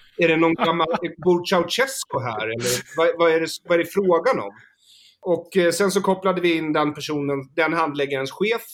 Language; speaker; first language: Swedish; native; Swedish